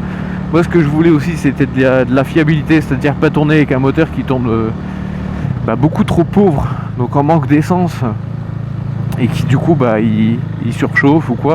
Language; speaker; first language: French; native; French